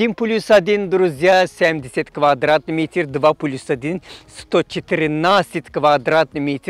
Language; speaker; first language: Russian; non-native, fluent; Turkish